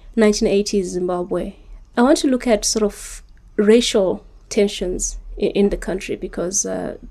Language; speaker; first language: English; non-native, local second language; Shona